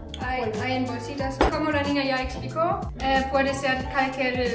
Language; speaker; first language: Spanish; non-native, fluent; German